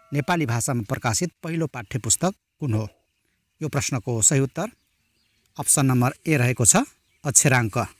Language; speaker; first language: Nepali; non-native, local second language; Rana Tharu